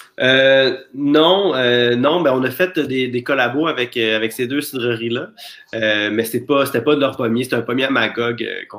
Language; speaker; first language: French; native; French